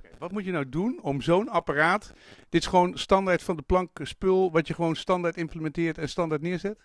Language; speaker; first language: Dutch; native; Dutch